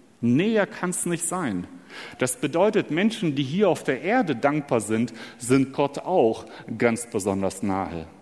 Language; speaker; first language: German; early bilingual, other home language; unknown